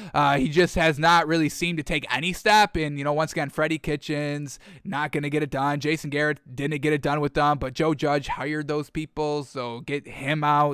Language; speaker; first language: English; native; English